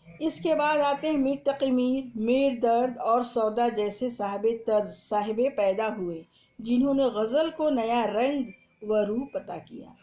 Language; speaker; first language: Urdu; native; Urdu